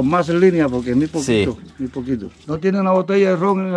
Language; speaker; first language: Spanish; native; Spanish